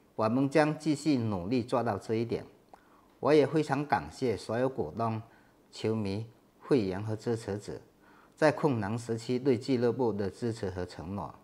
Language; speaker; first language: Chinese; native; Chinese